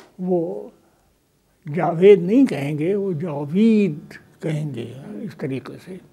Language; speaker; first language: Urdu; native; Urdu